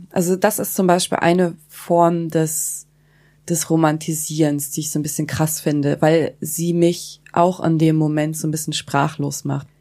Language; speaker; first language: German; early bilingual, other home language; Kurdish